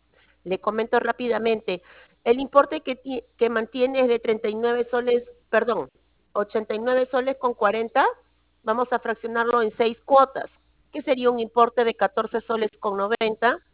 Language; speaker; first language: Spanish; native; Spanish